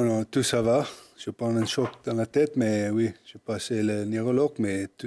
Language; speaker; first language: French; non-native, learner; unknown